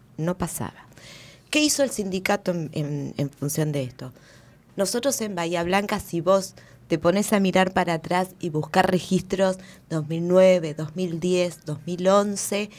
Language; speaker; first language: Spanish; native; Spanish